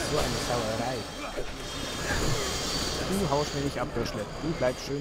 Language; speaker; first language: German; native; German